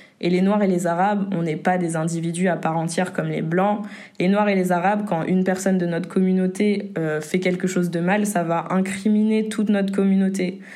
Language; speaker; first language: French; native; French